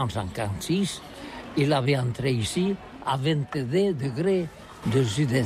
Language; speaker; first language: French; non-native, learner; Catalan